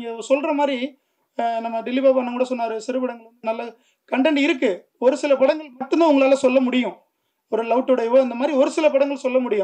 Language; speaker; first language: Tamil; native; Tamil